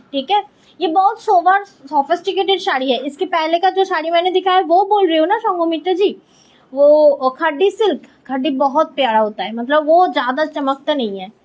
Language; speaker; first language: Hindi; non-native, local second language; Bangla